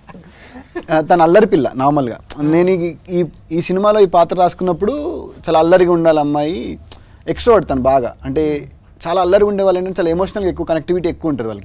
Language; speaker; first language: Telugu; native; Telugu